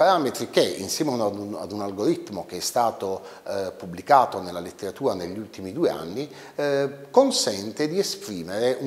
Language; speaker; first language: Italian; native; Italian